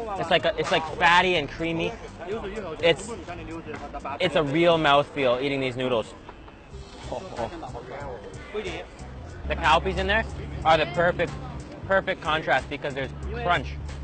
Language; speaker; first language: English; native; English